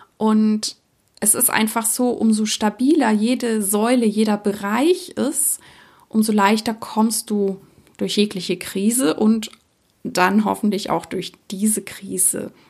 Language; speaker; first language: German; early bilingual, other home language; Czech